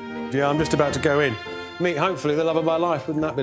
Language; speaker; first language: English; native; English